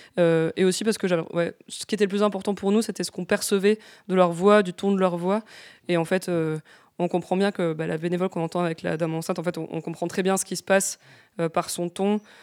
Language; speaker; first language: French; native; French